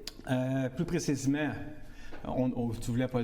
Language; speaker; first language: French; native; French